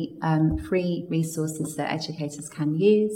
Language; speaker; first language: English; native; English